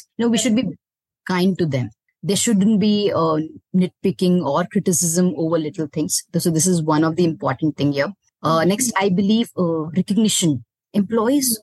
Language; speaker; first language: English; non-native, local second language; Hindi